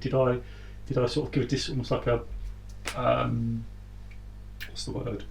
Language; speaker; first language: English; native; English